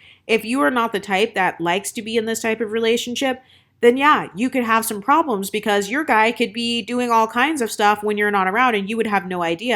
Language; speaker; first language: English; native; English